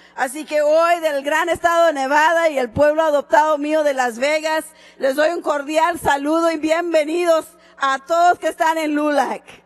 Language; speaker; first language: Spanish; early bilingual, heritage; Spanish